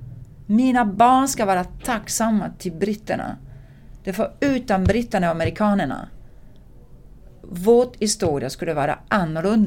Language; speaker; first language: Swedish; non-native, fluent; Italian